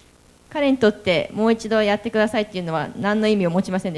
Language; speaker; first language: Japanese; native; Japanese